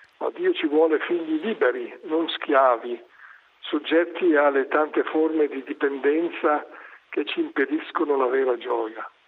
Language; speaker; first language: Italian; native; Italian